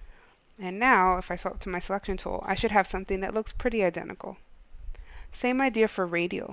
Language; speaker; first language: English; native; English